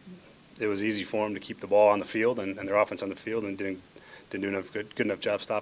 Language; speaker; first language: English; native; English